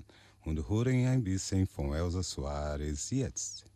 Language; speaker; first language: German; non-native, learner; Portuguese